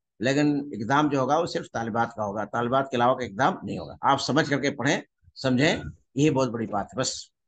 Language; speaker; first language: Urdu; native; Urdu